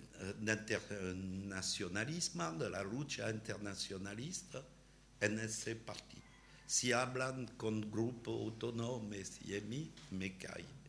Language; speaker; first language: Spanish; non-native, learner; French